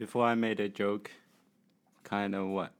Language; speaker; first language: English; non-native, learner; Chinese